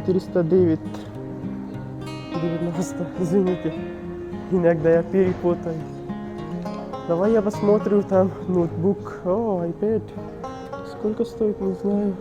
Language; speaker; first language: Russian; non-native, learner; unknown